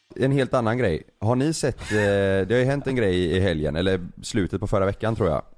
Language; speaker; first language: Swedish; native; Swedish